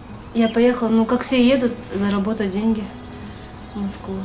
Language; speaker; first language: Russian; native; Russian